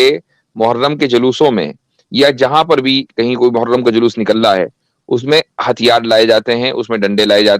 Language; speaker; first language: Hindi; native; Hindi